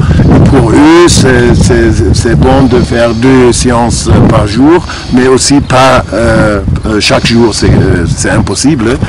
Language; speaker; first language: French; non-native, fluent; German